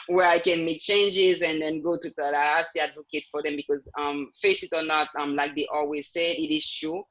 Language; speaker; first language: English; non-native, fluent; Haitian Creole